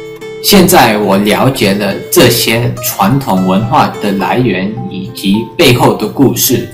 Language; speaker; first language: Chinese; early bilingual, heritage; English